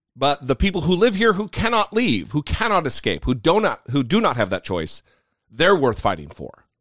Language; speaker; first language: English; native; English